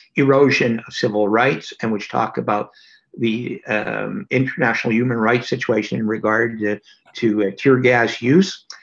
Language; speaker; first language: English; native; English